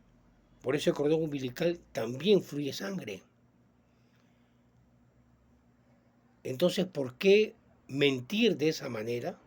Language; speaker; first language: Spanish; native; Spanish